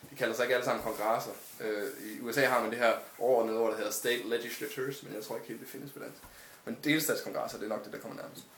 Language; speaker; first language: Danish; native; Danish